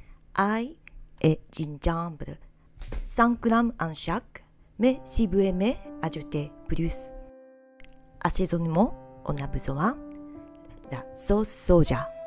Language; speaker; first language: French; non-native, learner; Japanese